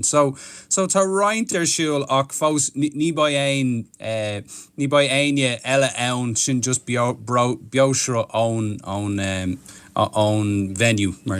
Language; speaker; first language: Irish; non-native, local second language; English